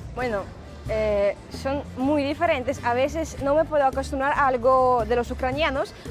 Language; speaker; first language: Spanish; early bilingual, other home language; Ukrainian